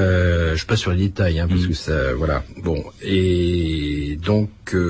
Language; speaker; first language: French; native; French